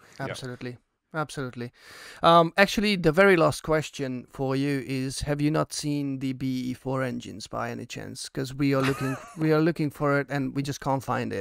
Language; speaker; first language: English; non-native, fluent; Hungarian